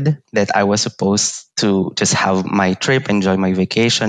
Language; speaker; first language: English; non-native, local second language; Iloko